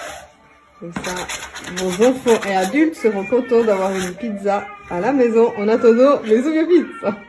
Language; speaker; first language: French; native; French